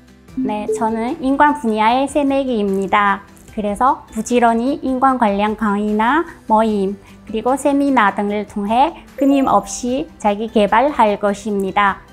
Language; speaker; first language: Korean; non-native, fluent; Chinese